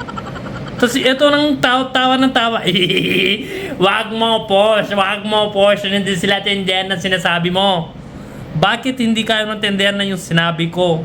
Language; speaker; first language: Filipino; non-native, learner; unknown